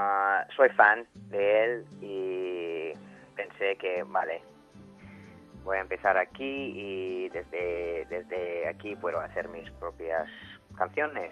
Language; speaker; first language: Spanish; non-native, fluent; English